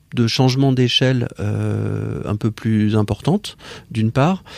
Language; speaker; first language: French; native; French